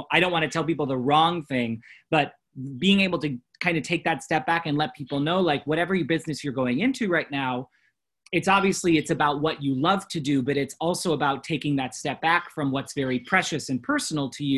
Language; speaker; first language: English; native; English